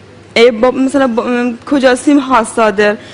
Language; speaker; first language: Turkish; non-native, learner; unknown